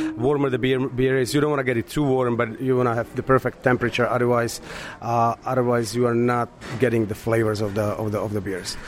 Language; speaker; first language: English; non-native, fluent; Slovak